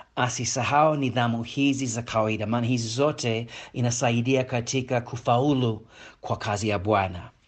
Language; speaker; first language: Swahili; non-native, fluent; English